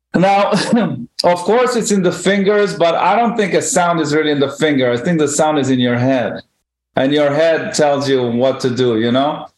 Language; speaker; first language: English; non-native, fluent; Hebrew